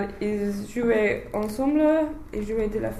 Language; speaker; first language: French; non-native, learner; English